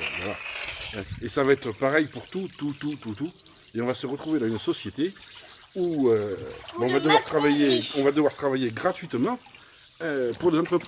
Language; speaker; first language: French; native; French